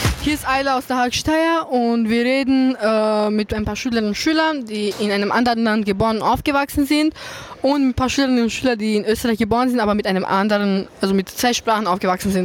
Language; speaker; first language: German; early bilingual, other home language; Bosnian